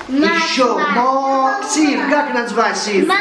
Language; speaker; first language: Russian; non-native, learner; Italian